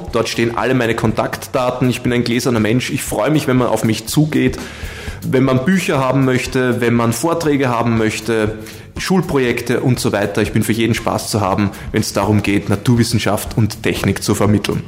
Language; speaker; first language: German; native; German